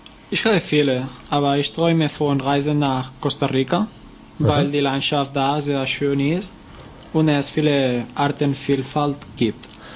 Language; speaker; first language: German; non-native, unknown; Catalan